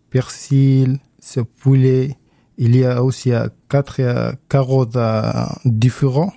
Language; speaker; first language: French; non-native, learner; Arabic